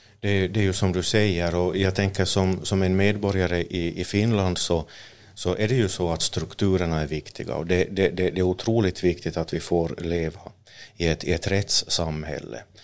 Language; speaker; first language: Swedish; native; Swedish